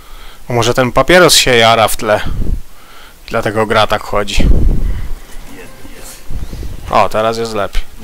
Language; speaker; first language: Polish; native; Polish